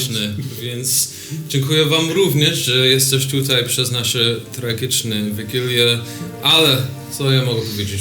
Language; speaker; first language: Polish; non-native, learner; English